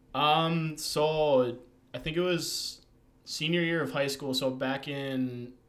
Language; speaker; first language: English; native; English